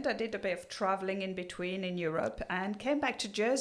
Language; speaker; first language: English; non-native, fluent; French